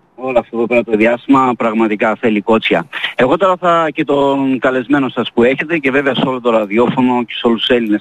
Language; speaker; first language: Greek; early bilingual, heritage; Greek